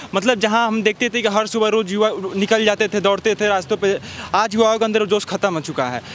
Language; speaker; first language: Hindi; native; Hindi